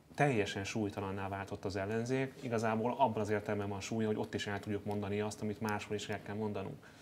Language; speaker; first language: Hungarian; native; Hungarian